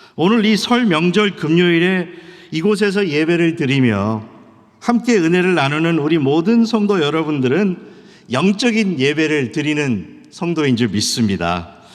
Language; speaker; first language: Korean; early bilingual, heritage; Korean